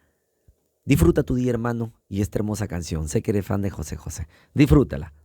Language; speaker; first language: Spanish; native; Spanish